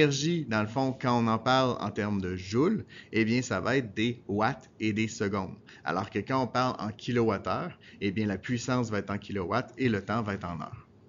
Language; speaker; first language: French; native; French